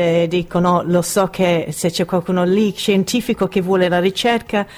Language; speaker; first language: Italian; non-native, fluent; English